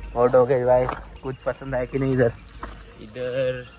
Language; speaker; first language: Hindi; non-native, local second language; Marathi